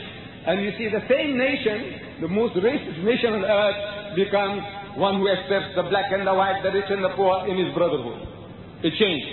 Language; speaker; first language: English; early bilingual, other home language; Gujarati